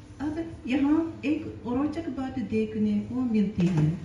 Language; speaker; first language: Hindi; non-native, learner; Japanese